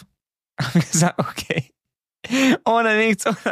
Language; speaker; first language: German; non-native, fluent; Romanian